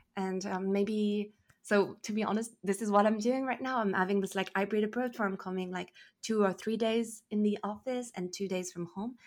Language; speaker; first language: English; non-native, fluent; French